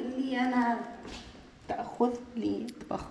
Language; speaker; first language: Arabic; non-native, learner; Portuguese